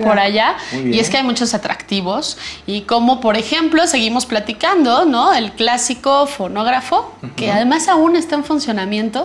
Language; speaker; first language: Spanish; native; Spanish